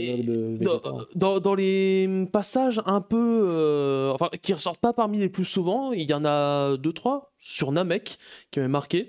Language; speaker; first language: French; native; French